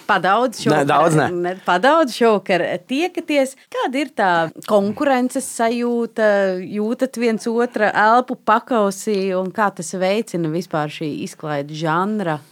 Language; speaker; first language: Latvian; native; Latvian